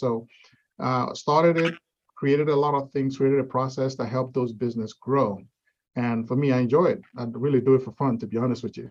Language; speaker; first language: English; non-native, local second language; Igbo